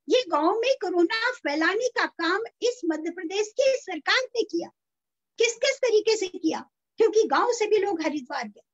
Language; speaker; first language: Hindi; native; Hindi